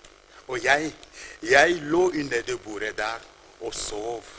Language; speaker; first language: Norwegian; non-native, fluent; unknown